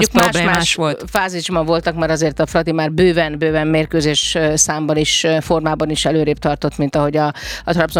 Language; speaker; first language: Hungarian; native; Hungarian